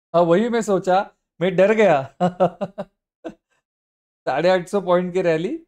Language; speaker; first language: Hindi; non-native, local second language; Marathi